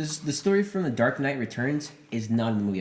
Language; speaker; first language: English; native; English